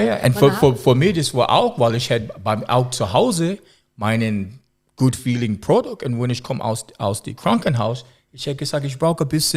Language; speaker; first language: German; non-native, learner; English